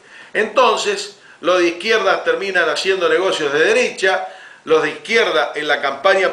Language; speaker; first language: Spanish; native; Spanish